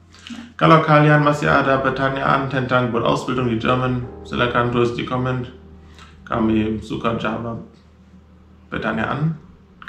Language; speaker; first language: Indonesian; non-native, learner; German